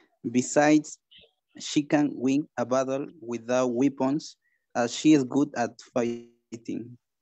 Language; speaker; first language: English; non-native, learner; Spanish